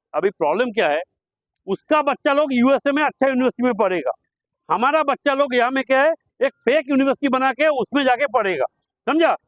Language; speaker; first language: Hindi; non-native, local second language; Bangla